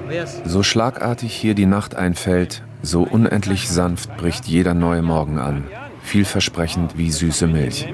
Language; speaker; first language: German; native; German